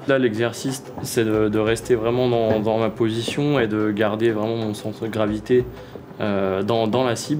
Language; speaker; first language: French; native; French